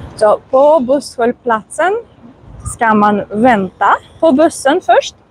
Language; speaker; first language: Swedish; non-native, fluent; Russian